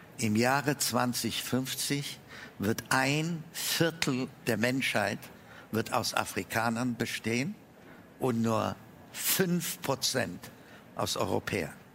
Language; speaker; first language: German; non-native, fluent; Amharic